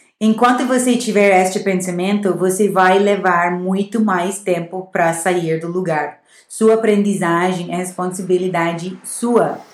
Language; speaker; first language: Portuguese; non-native, fluent; English